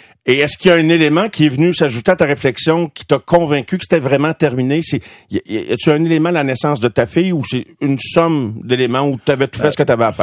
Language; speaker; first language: French; native; French